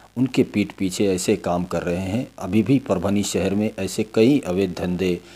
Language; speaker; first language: Hindi; non-native, local second language; Urdu